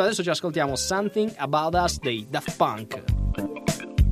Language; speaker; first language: Italian; native; Italian